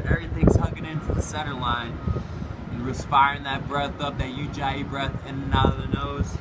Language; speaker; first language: English; native; English